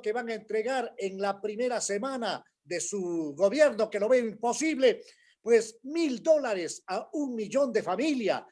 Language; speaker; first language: Spanish; native; Spanish